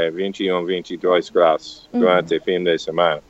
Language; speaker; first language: Portuguese; non-native, learner; English